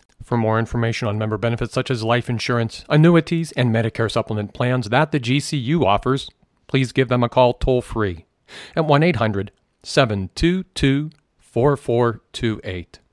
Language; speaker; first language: English; native; English